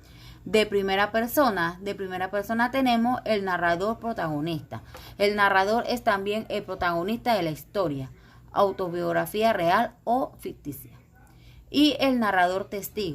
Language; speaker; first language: Spanish; native; Spanish